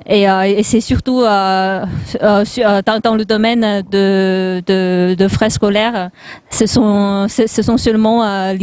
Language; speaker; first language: French; non-native, fluent; Chinese